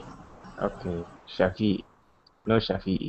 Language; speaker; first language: English; non-native, learner; Arabic